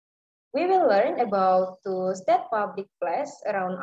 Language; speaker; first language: English; non-native, learner; Indonesian